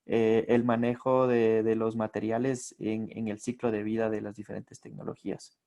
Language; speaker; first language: Spanish; native; Spanish